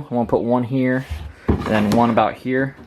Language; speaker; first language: English; native; English